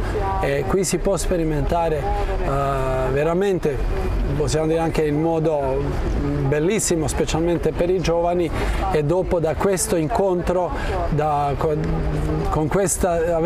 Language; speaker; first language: Italian; non-native, fluent; Croatian